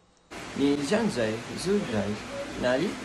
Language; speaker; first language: Chinese; non-native, learner; Malay